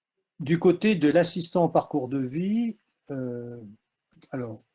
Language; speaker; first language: French; native; French